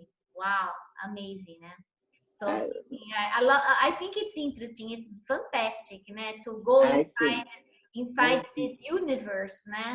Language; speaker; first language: English; non-native, fluent; Portuguese